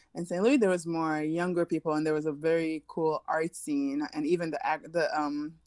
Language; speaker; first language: English; early bilingual, other home language; French